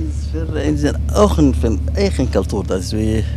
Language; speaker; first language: Dutch; non-native, learner; Somali